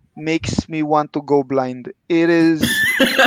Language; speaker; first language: English; non-native, local second language; Filipino